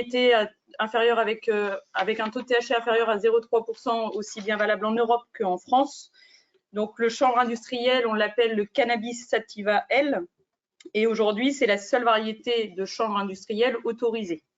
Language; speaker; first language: French; native; French